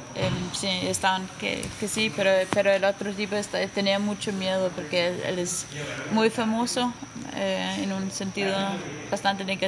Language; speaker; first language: Spanish; non-native, fluent; Danish